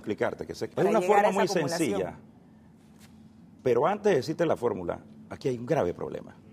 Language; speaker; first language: Spanish; native; Spanish